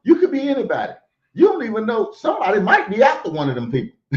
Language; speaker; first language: English; native; English